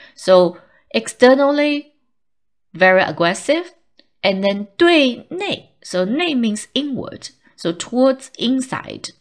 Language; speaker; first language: English; non-native, fluent; Chinese